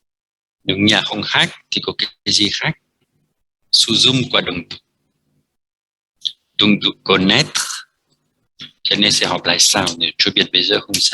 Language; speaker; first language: Vietnamese; non-native, fluent; French